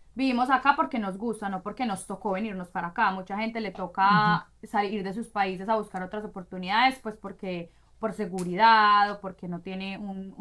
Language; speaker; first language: Spanish; native; Spanish